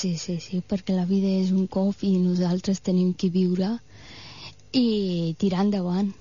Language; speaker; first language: Catalan; non-native, fluent; Persian